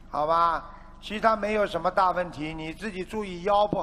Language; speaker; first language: Chinese; native; Chinese